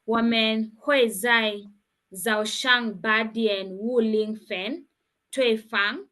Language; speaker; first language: Chinese; non-native, learner; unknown